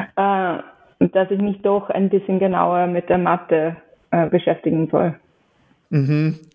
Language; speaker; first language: German; non-native, fluent; English